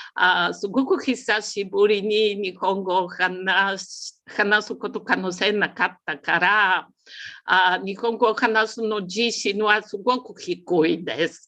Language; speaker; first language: Japanese; non-native, learner; Bulgarian